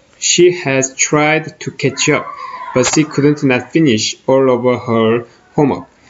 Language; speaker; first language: English; non-native, fluent; Korean